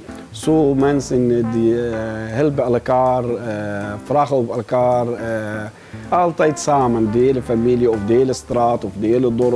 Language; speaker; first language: Dutch; non-native, fluent; Arabic